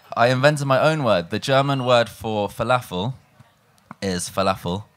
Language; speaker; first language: English; native; English